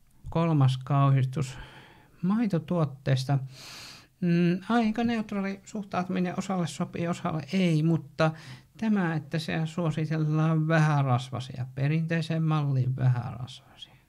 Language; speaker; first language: Finnish; native; Finnish